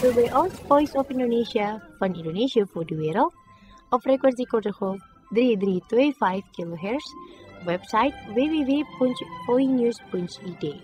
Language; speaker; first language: Dutch; non-native, fluent; Indonesian